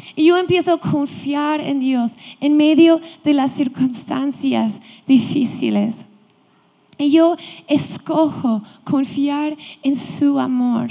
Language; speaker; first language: Spanish; non-native, fluent; English